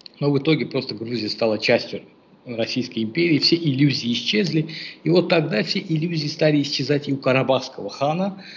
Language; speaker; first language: Russian; non-native, local second language; Azerbaijani